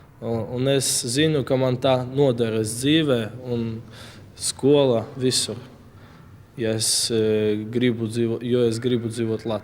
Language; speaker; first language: Latvian; non-native, local second language; Russian